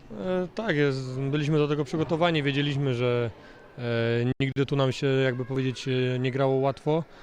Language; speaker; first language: Polish; native; Polish